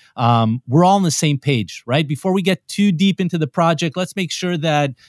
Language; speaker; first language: English; non-native, fluent; Hebrew